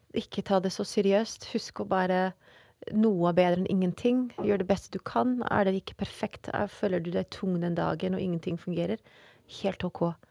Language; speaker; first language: Norwegian; non-native, fluent; English